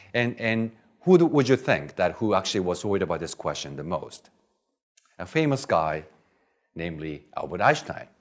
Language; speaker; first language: English; non-native, fluent; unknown